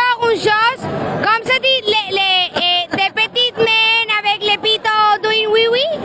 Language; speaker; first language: French; non-native, learner; Spanish